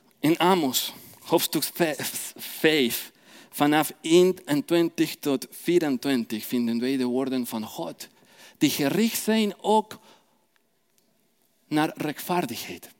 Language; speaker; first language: Dutch; non-native, fluent; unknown